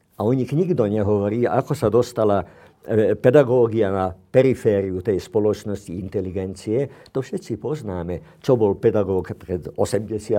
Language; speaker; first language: Slovak; non-native, local second language; Hungarian